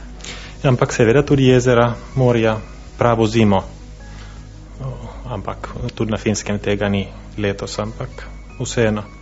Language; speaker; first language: Slovenian; non-native, fluent; Finnish